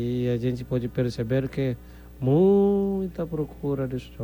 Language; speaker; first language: Portuguese; non-native, fluent; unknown